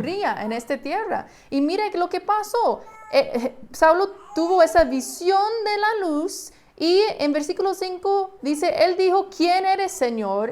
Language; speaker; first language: Spanish; non-native, fluent; English